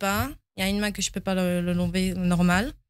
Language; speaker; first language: French; early bilingual, heritage; Hebrew